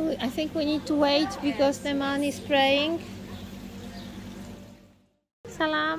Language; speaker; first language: English; non-native, fluent; Polish